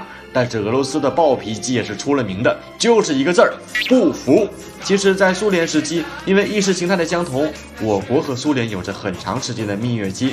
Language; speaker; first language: Chinese; native; Chinese